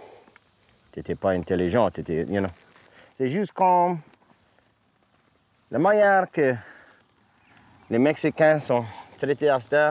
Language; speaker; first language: French; non-native, local second language; English